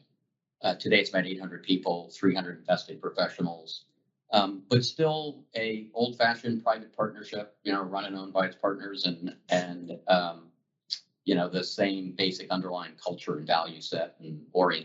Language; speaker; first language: English; native; English